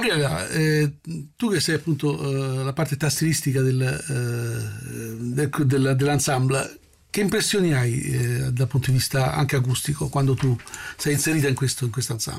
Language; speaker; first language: Italian; native; Italian